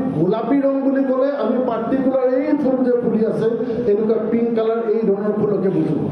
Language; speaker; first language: Assamese; non-native, local second language; Karbi